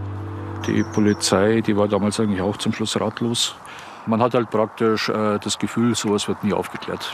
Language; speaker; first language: German; native; German